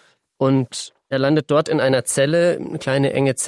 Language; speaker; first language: German; native; German